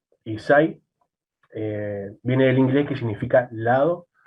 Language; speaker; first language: Spanish; native; Spanish